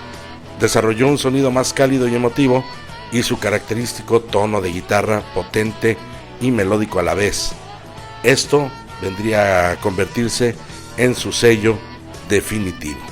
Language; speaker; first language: Spanish; native; Spanish